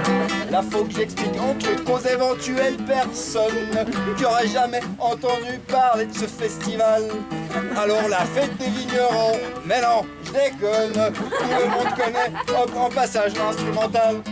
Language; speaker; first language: French; native; French